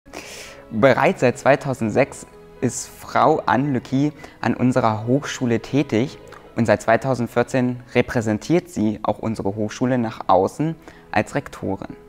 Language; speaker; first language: German; native; German